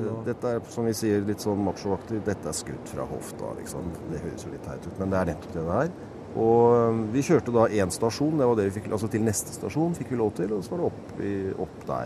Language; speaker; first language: Norwegian; native; Norwegian